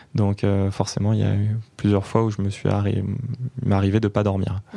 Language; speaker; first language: French; native; French